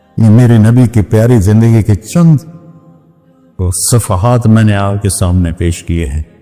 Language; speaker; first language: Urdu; non-native, local second language; Punjabi